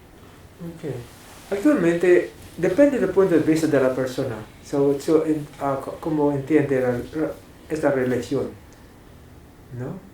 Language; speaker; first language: Spanish; non-native, fluent; English